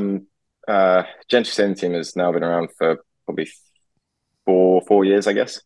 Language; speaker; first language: English; native; English